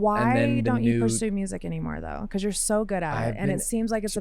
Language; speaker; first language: English; native; English